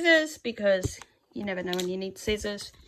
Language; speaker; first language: English; native; English